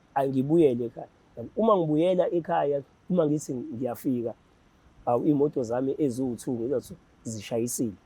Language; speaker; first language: Zulu; native; Zulu